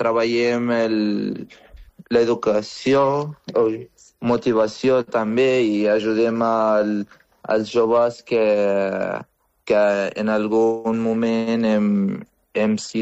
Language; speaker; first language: Catalan; non-native, fluent; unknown